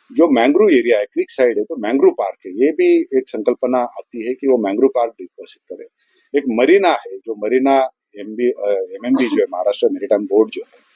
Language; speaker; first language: Hindi; non-native, local second language; Marathi